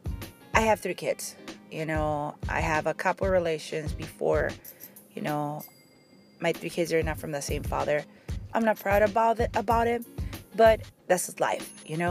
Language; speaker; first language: English; non-native, fluent; Spanish